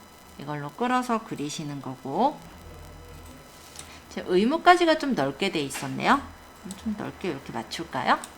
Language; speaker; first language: Korean; native; Korean